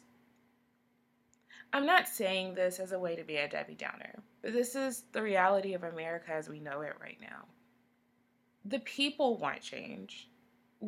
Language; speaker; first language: English; native; English